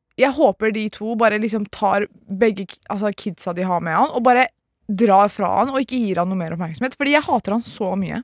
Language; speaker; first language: Norwegian; early bilingual, other home language; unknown